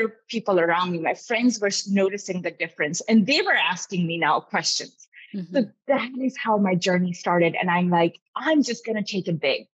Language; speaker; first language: English; non-native, local second language; Urdu